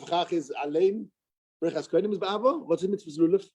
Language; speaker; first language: Dutch; non-native, learner; English